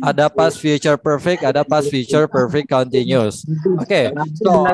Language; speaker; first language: English; non-native, fluent; Indonesian